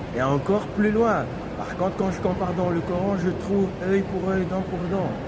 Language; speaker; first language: French; non-native, local second language; Kabyle